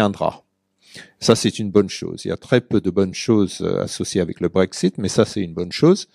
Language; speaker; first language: French; early bilingual, other home language; English